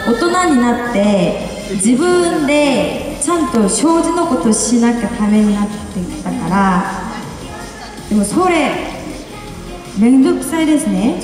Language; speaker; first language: Japanese; non-native, fluent; Korean